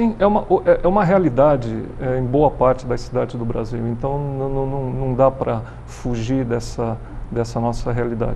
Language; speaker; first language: Portuguese; native; Portuguese